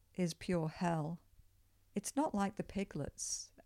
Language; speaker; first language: English; native; English